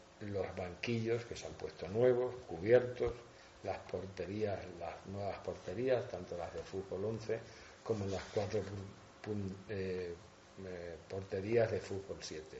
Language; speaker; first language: Spanish; native; Spanish